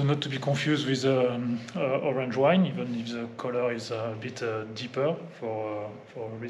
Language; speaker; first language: English; non-native, fluent; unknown